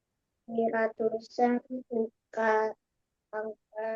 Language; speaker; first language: Indonesian; native; Indonesian